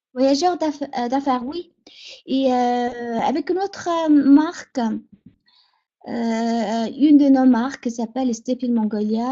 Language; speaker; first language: French; non-native, fluent; Mongolian